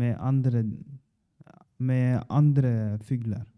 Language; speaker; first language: Norwegian; non-native, learner; Swahili